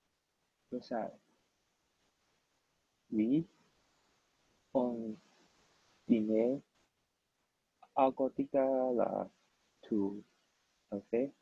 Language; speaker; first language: French; non-native, learner; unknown